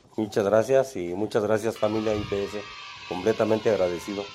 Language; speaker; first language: Spanish; native; Spanish